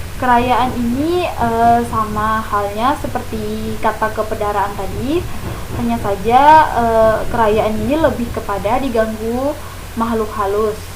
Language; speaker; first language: Indonesian; non-native, local second language; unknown